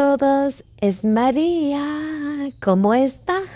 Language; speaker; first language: Spanish; non-native, learner; English